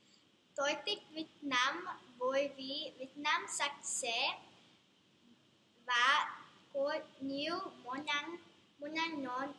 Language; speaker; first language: Vietnamese; non-native, learner; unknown